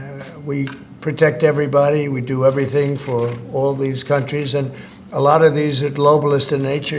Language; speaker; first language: English; native; English